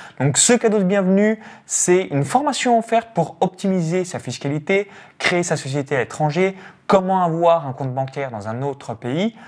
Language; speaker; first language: French; native; French